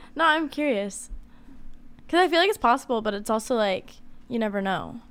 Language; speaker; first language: English; native; English